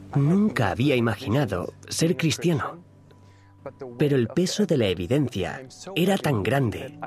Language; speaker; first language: Spanish; non-native, fluent; German